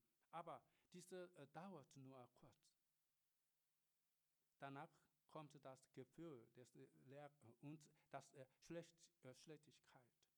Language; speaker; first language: German; non-native, learner; Korean